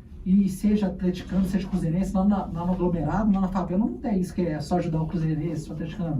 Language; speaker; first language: Portuguese; native; Portuguese